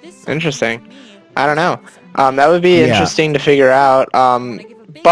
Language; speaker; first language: English; native; English